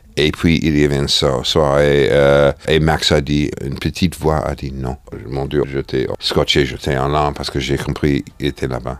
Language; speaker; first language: French; non-native, fluent; English